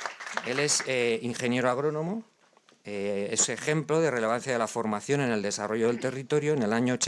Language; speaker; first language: Spanish; native; Spanish